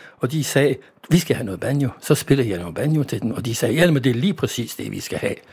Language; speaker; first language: Danish; non-native, fluent; English